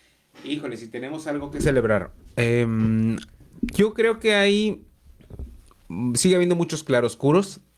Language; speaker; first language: Spanish; native; Spanish